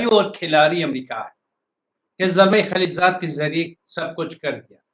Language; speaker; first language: Hindi; non-native, learner; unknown